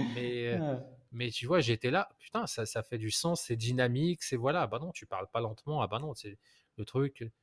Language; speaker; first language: French; non-native, local second language; Arabic